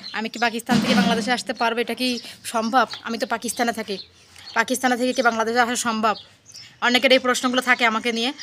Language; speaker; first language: Bangla; native; Bangla